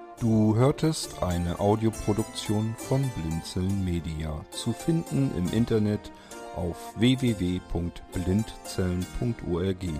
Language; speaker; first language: German; native; German